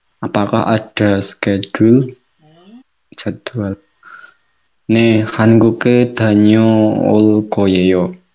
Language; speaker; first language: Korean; non-native, learner; Indonesian